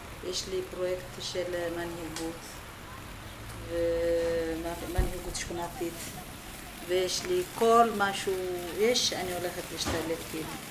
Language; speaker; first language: Hebrew; non-native, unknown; Amharic